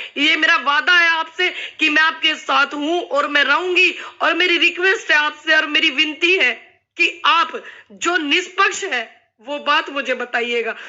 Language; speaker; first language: Hindi; native; Hindi